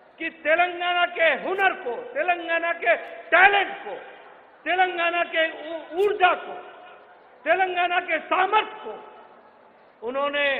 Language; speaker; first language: Hindi; native; Hindi